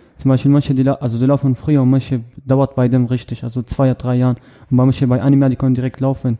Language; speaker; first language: German; non-native, learner; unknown